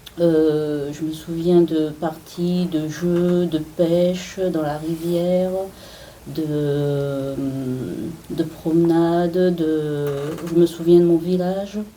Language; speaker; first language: French; early bilingual, other home language; Korean